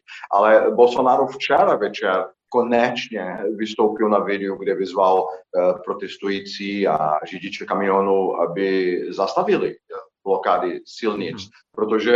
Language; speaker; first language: Czech; non-native, fluent; Portuguese